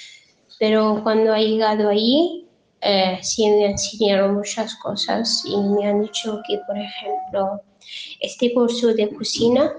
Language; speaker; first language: Spanish; non-native, fluent; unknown